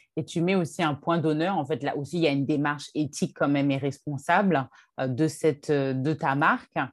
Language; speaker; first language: French; native; French